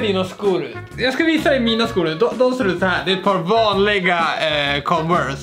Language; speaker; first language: Swedish; native; Swedish